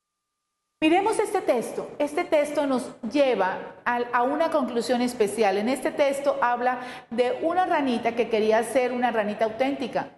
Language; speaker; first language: Spanish; native; Spanish